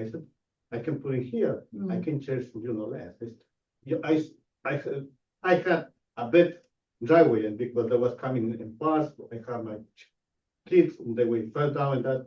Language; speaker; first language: English; non-native, learner; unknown